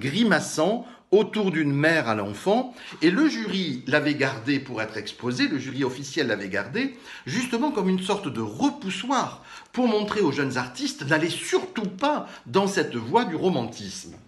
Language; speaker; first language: French; native; French